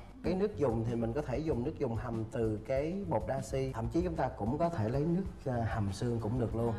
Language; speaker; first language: Vietnamese; native; Vietnamese